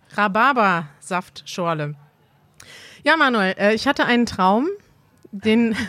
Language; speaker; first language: German; native; German